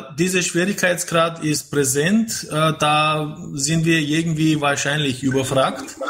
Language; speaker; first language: German; non-native, fluent; Romanian